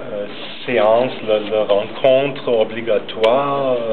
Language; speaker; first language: French; non-native, learner; German